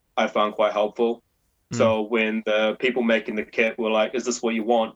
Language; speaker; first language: English; native; English